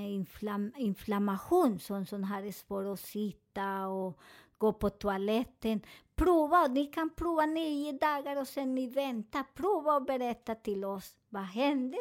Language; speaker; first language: Swedish; non-native, learner; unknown